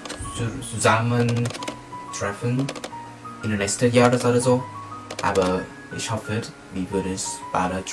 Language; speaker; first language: German; non-native, learner; Vietnamese